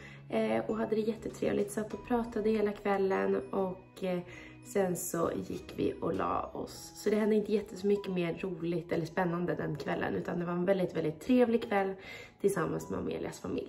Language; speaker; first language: Swedish; native; Swedish